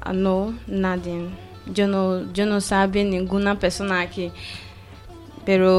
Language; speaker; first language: Spanish; non-native, learner; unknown